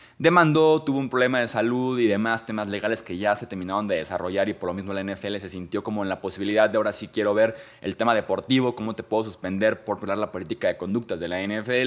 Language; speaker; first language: Spanish; native; Spanish